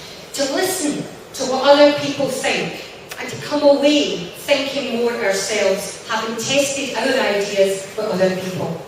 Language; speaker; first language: English; native; English